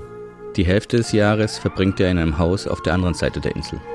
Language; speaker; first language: German; native; German